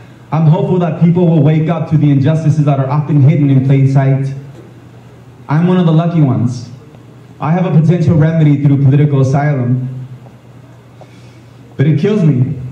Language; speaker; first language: English; early bilingual, other home language; Spanish